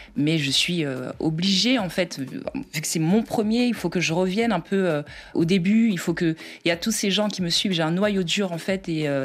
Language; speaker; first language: French; native; French